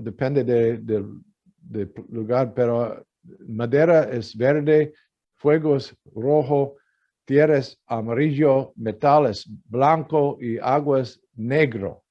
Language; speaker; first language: Spanish; non-native, fluent; English